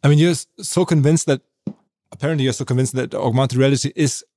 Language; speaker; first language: English; non-native, fluent; German